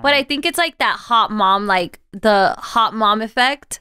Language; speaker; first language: English; early bilingual, other home language; Spanish